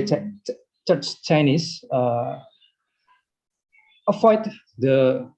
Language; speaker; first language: English; non-native, learner; Indonesian